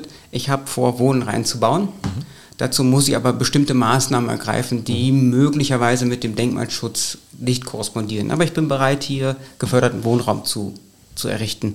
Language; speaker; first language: German; native; German